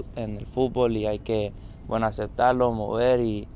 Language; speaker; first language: Spanish; early bilingual, heritage; Spanish